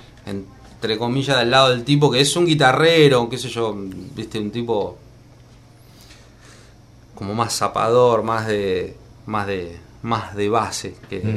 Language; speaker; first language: Spanish; native; Spanish